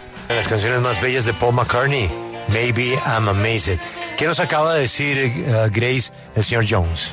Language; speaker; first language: Spanish; native; Spanish